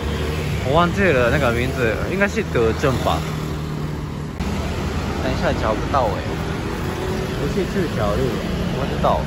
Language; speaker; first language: Chinese; non-native, fluent; Japanese